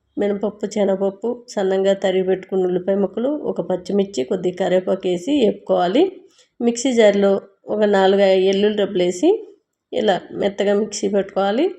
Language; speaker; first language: Telugu; native; Telugu